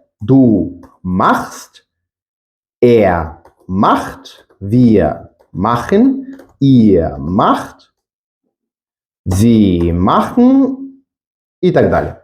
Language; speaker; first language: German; non-native, fluent; Ukrainian